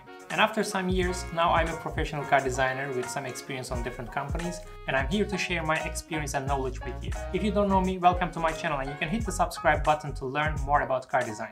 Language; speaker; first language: English; non-native, fluent; Turkish